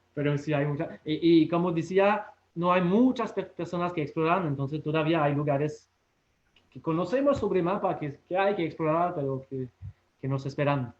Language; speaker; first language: Spanish; non-native, fluent; French